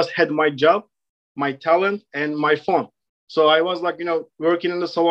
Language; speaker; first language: English; non-native, fluent; Turkish